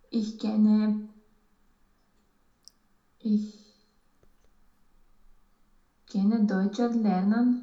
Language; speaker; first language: German; non-native, learner; Romanian